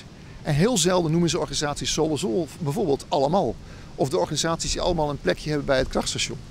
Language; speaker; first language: Dutch; native; Dutch